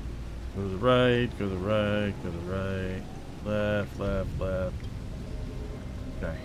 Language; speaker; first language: English; native; English